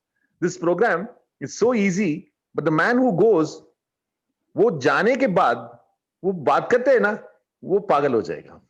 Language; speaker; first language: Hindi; non-native, learner; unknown